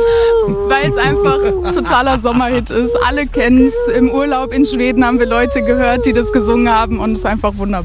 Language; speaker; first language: German; native; German